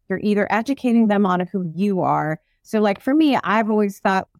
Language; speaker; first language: English; native; English